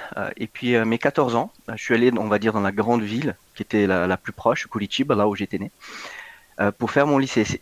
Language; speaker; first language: French; non-native, fluent; Portuguese